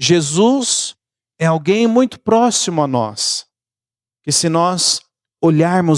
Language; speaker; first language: Portuguese; native; Portuguese